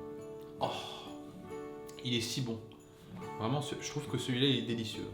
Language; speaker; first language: French; native; French